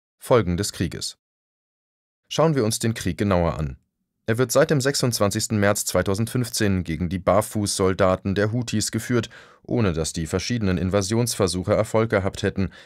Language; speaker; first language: German; native; German